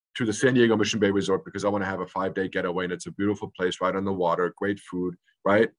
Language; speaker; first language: English; early bilingual, other home language; German